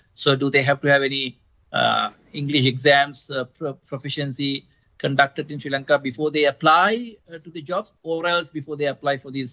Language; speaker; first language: English; non-native, local second language; Sinhala